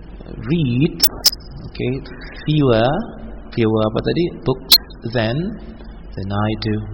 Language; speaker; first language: English; non-native, local second language; Indonesian